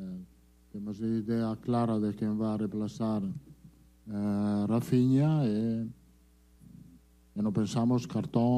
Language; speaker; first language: Portuguese; non-native, fluent; Italian